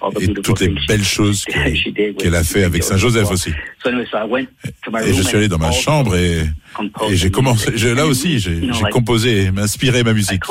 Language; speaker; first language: French; non-native, fluent; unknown